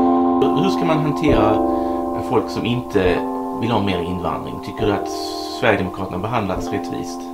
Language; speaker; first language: Swedish; native; Swedish